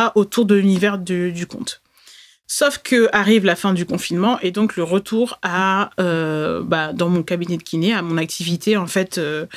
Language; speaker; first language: French; native; French